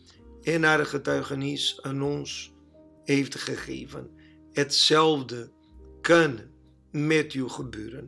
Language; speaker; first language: Dutch; non-native, learner; Portuguese